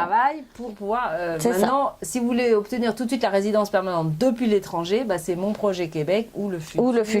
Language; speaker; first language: French; native; French